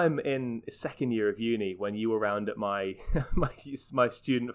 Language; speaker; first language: English; native; English